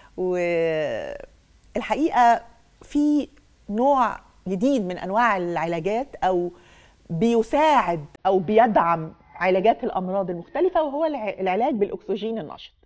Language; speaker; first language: Egyptian Arabic; native; Egyptian Arabic